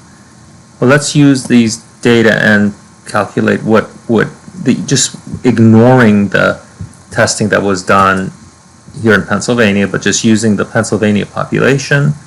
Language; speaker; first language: English; native; English